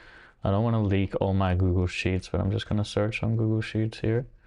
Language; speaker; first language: English; native; English